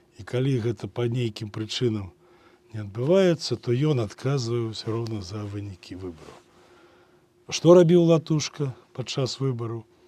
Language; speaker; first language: Belarusian; native; Belarusian